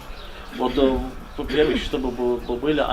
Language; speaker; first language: Russian; non-native, fluent; Turkish